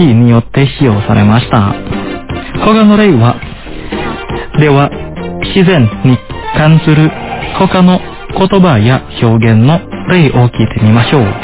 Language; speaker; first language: Japanese; non-native, fluent; Indonesian